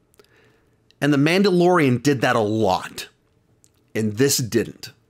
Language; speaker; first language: English; native; English